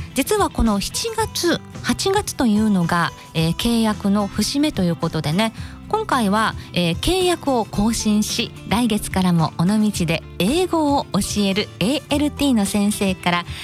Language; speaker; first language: Japanese; native; Japanese